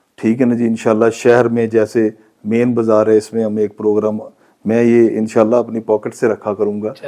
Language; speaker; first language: Urdu; non-native, local second language; Punjabi